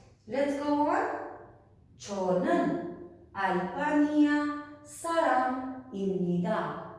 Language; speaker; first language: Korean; non-native, fluent; Albanian